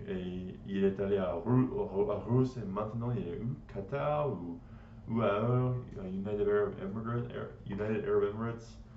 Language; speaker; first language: French; non-native, learner; English